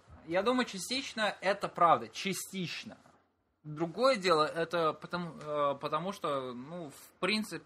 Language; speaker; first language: Russian; native; Russian